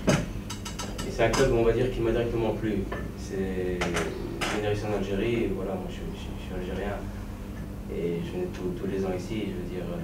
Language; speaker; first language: French; native; French